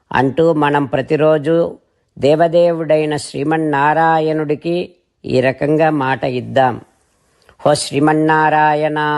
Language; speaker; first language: Telugu; native; Telugu